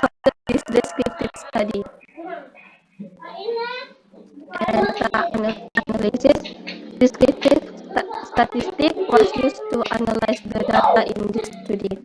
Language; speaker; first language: English; non-native, learner; Indonesian